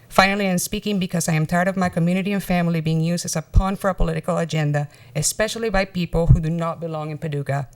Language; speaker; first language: English; non-native, fluent; Spanish